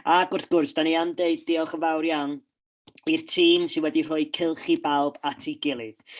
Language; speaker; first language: Welsh; non-native, local second language; English